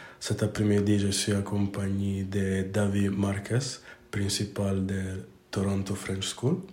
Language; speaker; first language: French; non-native, learner; Italian